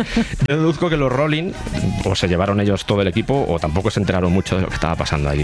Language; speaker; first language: Spanish; native; Spanish